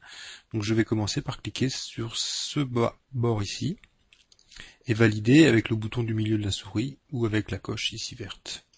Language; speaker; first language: French; native; French